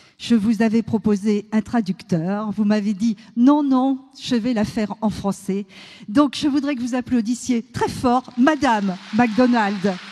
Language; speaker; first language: French; native; French